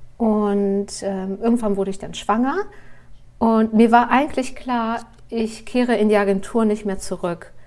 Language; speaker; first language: German; early bilingual, other home language; Russian